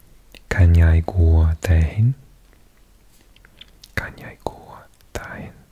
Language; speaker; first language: Danish; non-native, learner; English